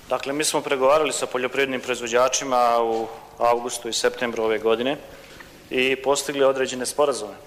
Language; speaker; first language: Croatian; native; Croatian